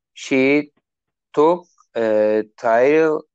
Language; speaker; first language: English; non-native, learner; Turkish